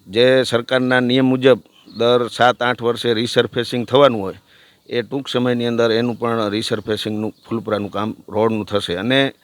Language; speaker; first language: Gujarati; native; Gujarati